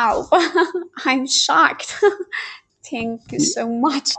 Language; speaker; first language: English; non-native, learner; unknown